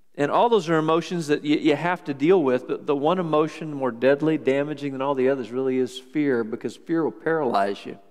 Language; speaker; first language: English; native; English